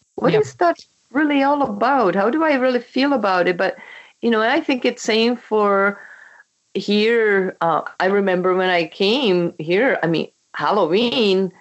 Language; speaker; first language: English; non-native, fluent; Czech